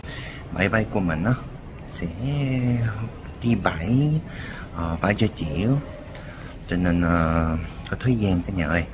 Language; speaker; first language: Vietnamese; non-native, learner; Korean